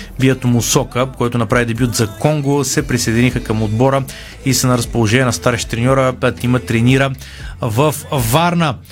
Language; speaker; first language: Bulgarian; native; Bulgarian